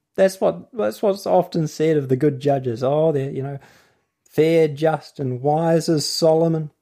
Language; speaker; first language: English; native; English